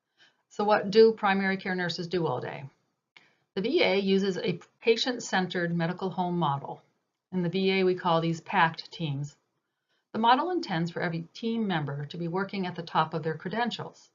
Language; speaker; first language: English; native; English